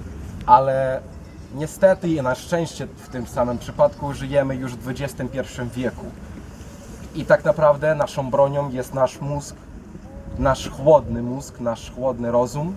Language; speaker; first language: Polish; non-native, fluent; Ukrainian